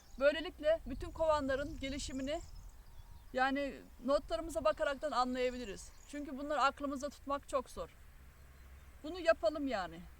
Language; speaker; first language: Turkish; native; Turkish